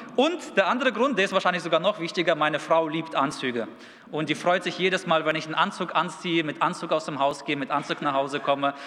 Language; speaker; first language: German; early bilingual, other home language; Russian